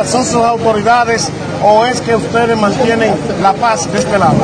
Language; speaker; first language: Spanish; native; Spanish